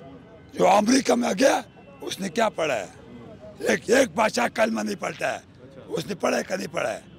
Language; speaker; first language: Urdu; non-native, local second language; Pashto